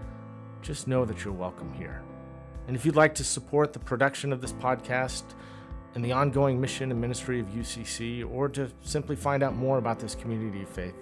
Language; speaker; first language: English; native; English